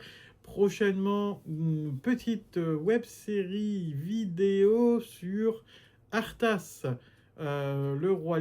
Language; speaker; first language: French; native; French